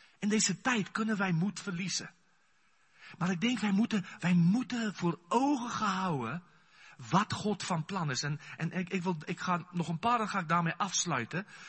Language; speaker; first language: Dutch; non-native, fluent; Afrikaans